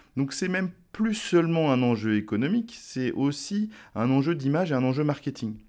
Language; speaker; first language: French; native; French